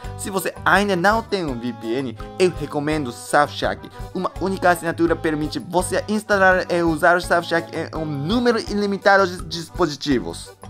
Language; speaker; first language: Portuguese; non-native, learner; Japanese